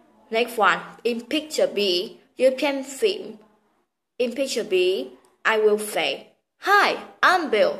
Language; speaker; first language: English; non-native, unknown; Vietnamese